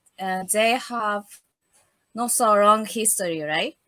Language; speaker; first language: English; non-native, learner; Japanese